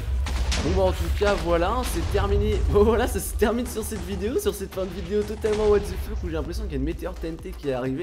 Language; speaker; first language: French; native; French